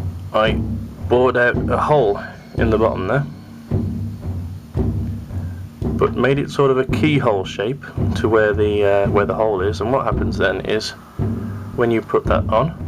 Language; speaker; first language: English; native; English